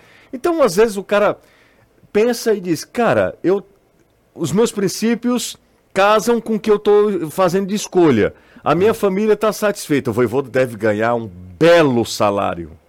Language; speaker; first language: Portuguese; native; Portuguese